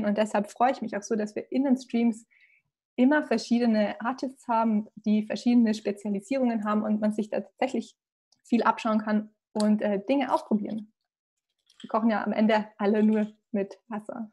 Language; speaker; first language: German; native; German